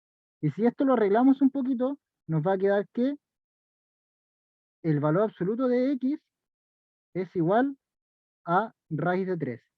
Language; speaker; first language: Spanish; native; Spanish